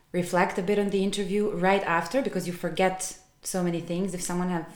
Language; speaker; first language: English; non-native, fluent; Serbian